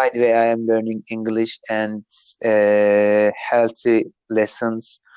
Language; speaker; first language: English; non-native, learner; Turkish